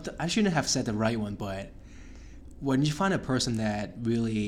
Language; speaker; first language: English; non-native, local second language; Cantonese